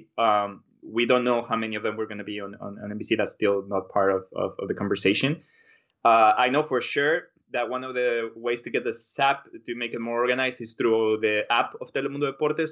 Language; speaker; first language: English; non-native, fluent; Spanish